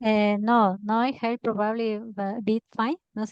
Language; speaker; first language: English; non-native, learner; Spanish